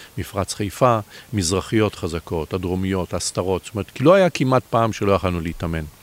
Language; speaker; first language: Hebrew; native; Hebrew